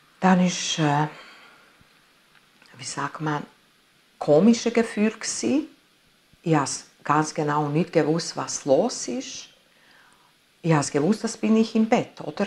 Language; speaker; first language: German; non-native, fluent; Italian